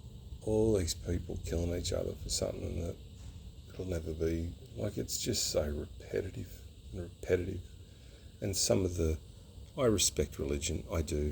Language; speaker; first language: English; native; English